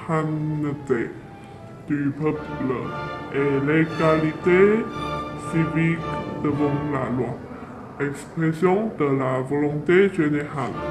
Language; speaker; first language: French; non-native, learner; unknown